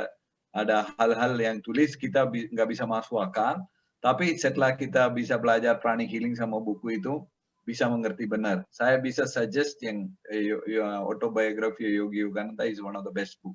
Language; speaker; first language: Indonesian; non-native, learner; Tamil